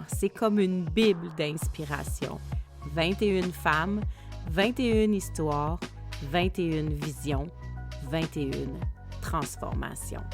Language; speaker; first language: French; native; French